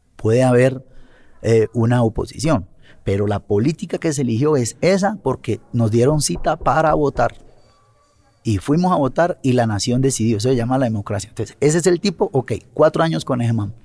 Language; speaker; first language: Spanish; native; Spanish